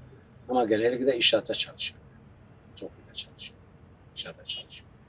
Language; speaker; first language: Turkish; non-native, local second language; Kurdish